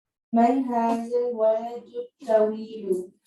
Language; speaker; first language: Arabic; non-native, learner; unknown